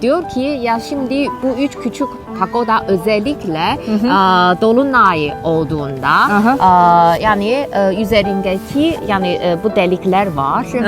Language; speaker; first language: Turkish; non-native, fluent; Chinese